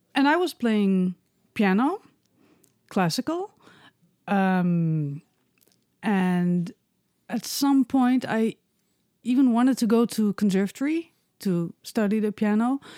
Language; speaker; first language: English; non-native, fluent; Dutch